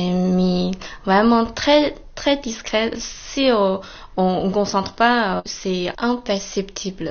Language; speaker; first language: French; non-native, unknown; Chinese